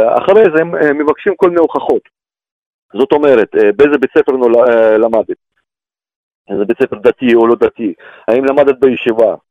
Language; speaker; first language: Hebrew; non-native, fluent; Russian